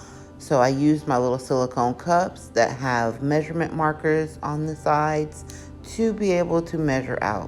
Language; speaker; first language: English; native; English